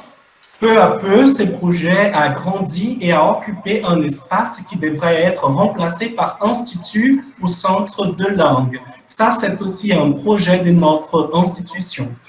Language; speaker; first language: French; non-native, fluent; Portuguese